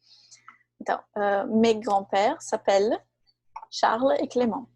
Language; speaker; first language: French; non-native, fluent; Portuguese